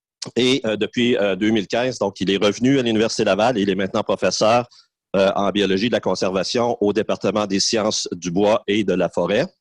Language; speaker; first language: French; native; French